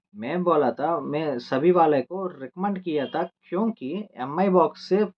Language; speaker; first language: Hindi; non-native, local second language; Telugu